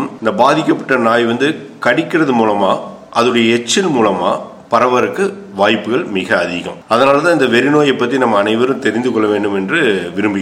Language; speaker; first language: Tamil; native; Tamil